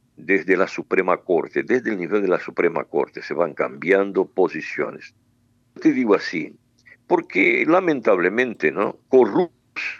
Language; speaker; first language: Spanish; non-native, fluent; Portuguese